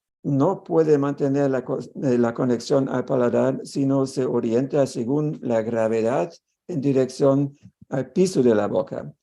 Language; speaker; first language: Spanish; non-native, fluent; German